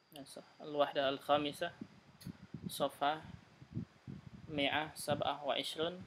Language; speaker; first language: Arabic; non-native, fluent; Indonesian